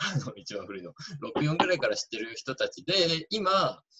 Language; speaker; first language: Japanese; native; Japanese